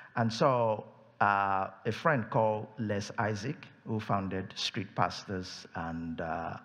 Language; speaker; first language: English; non-native, local second language; Yoruba